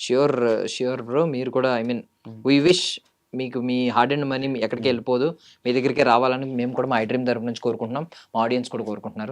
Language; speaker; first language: Telugu; native; Telugu